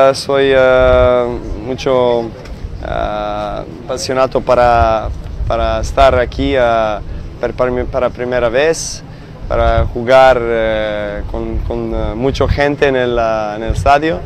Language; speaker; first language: Spanish; non-native, learner; Serbian